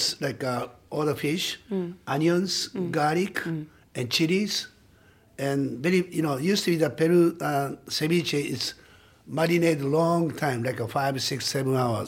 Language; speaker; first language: English; non-native, learner; Japanese